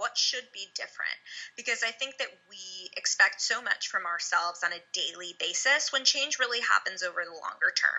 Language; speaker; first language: English; native; English